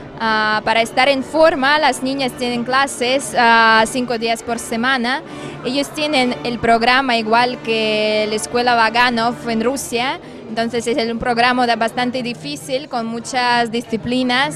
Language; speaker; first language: Spanish; non-native, fluent; Russian